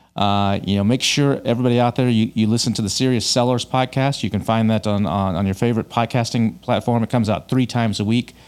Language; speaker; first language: English; native; English